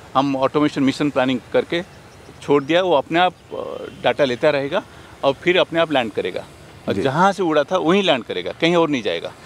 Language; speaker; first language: Hindi; non-native, local second language; Odia